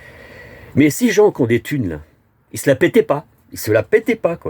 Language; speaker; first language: French; native; French